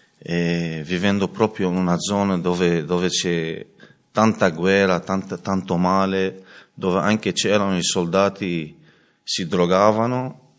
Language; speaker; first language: Italian; non-native, fluent; Arabic